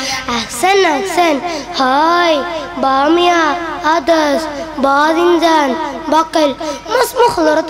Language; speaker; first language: Arabic; non-native, learner; Malayalam